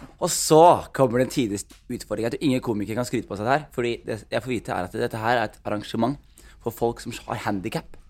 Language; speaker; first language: Norwegian; early bilingual, other home language; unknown